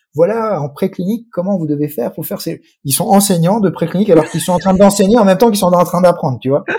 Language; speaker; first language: French; native; French